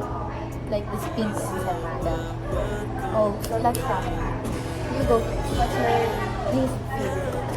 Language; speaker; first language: English; non-native, local second language; Filipino